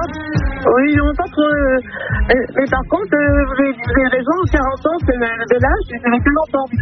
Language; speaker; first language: French; native; French